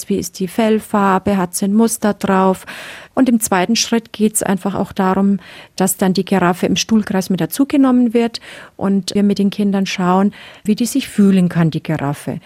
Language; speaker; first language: German; native; German